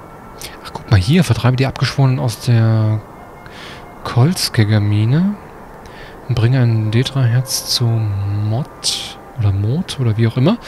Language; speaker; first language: German; native; German